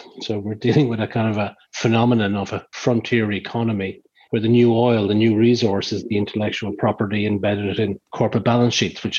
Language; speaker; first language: English; native; English